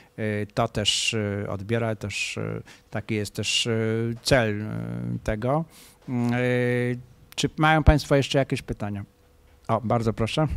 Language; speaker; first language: Polish; native; Polish